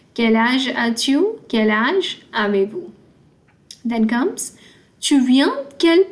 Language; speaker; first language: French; non-native, fluent; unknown